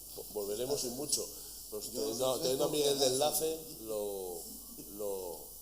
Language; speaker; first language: Spanish; native; Spanish